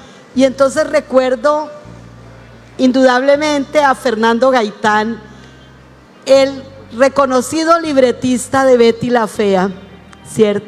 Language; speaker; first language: Spanish; native; Spanish